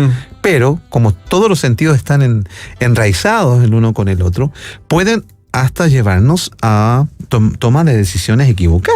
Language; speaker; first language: Spanish; native; Spanish